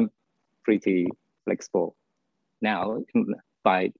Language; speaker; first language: English; non-native, fluent; Japanese